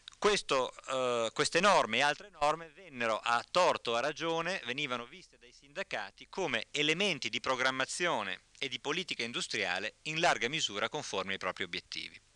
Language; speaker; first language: Italian; native; Italian